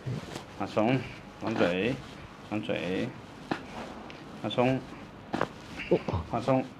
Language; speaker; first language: Chinese; native; Chinese